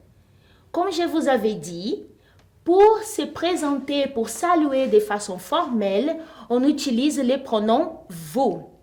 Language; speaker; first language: French; non-native, fluent; Portuguese